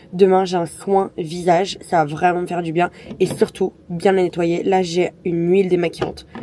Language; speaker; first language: French; native; French